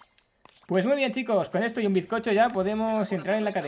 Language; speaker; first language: Spanish; native; Spanish